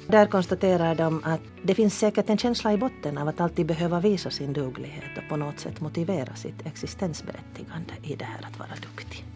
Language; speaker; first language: Swedish; native; Swedish